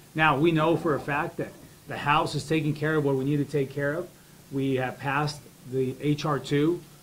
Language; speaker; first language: English; early bilingual, other home language; Spanish